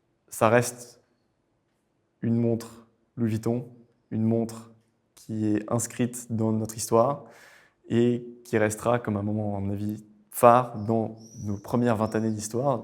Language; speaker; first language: French; native; French